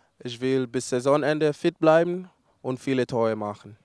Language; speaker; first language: German; non-native, learner; English